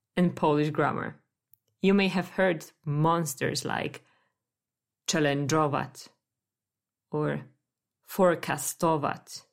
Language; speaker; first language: English; non-native, fluent; Polish